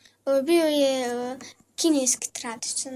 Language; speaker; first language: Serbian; early bilingual, heritage; Serbian